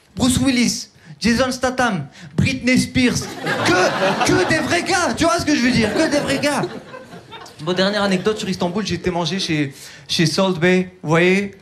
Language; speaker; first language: French; early bilingual, other home language; Turkish